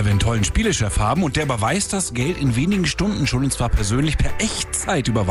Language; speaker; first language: German; native; German